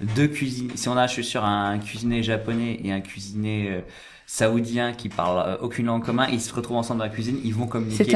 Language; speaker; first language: French; native; French